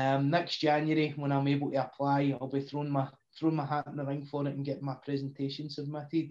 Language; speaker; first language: English; native; English